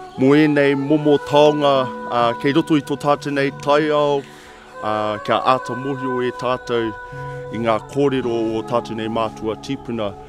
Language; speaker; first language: Māori; non-native, local second language; English